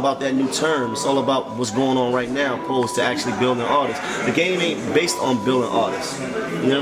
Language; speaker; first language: English; native; English